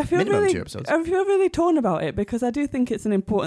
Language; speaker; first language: English; native; English